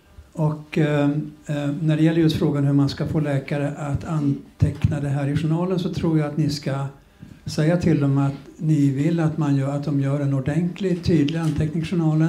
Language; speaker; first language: Swedish; native; Swedish